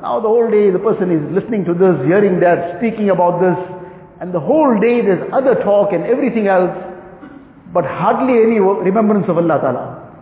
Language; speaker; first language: English; native; English